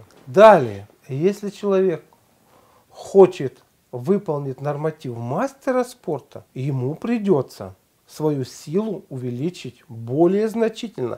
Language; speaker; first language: Russian; native; Russian